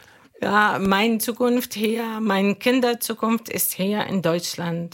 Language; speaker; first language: German; non-native, learner; Arabic